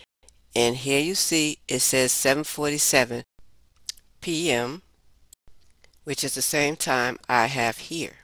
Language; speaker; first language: English; native; English